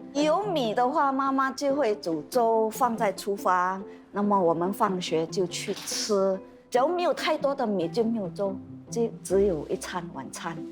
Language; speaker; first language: Chinese; native; Chinese